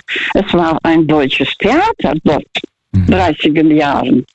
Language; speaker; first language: German; non-native, learner; Russian